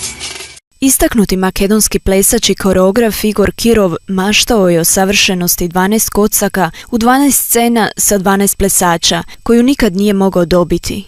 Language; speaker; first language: Croatian; native; Croatian